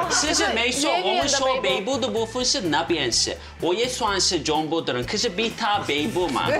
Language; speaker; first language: Chinese; non-native, fluent; Turkish